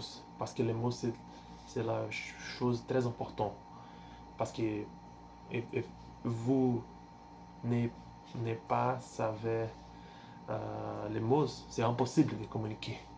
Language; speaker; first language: French; non-native, learner; Portuguese